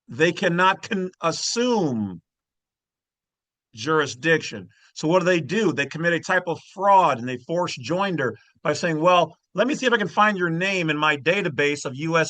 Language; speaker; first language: English; native; English